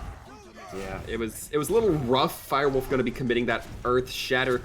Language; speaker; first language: English; native; English